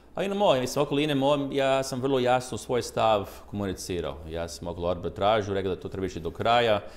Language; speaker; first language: Croatian; early bilingual, heritage; Croatian